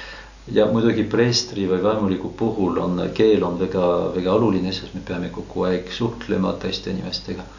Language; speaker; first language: Estonian; non-native, fluent; French